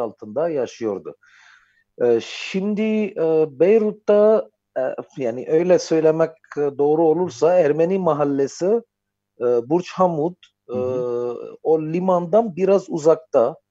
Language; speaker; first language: Turkish; non-native, fluent; Armenian